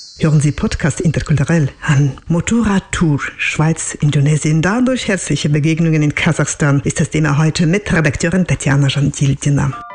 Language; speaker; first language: German; non-native, fluent; Kazakh